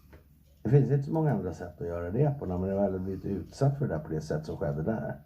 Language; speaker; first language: Swedish; native; Swedish